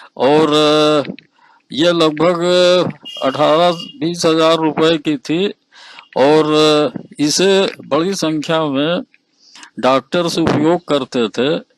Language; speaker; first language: Hindi; native; Hindi